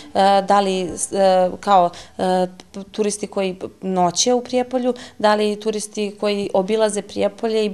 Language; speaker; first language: Serbian; native; Serbian